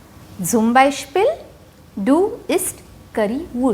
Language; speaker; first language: German; non-native, fluent; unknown